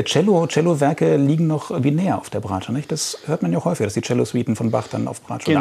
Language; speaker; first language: German; native; German